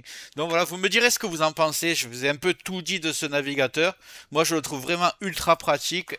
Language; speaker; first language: French; native; French